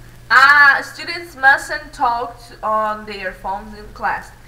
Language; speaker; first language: English; non-native, fluent; Portuguese